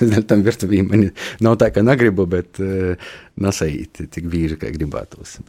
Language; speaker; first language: Latvian; native; Latvian